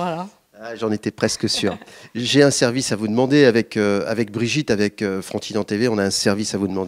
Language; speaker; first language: French; native; French